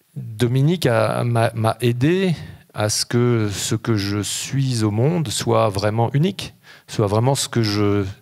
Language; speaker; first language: French; native; French